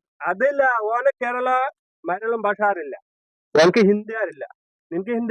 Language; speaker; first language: Malayalam; non-native, fluent; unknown